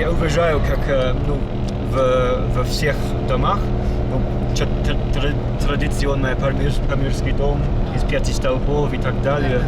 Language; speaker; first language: Russian; non-native, fluent; English